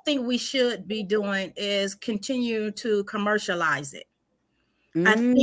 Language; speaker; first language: English; native; English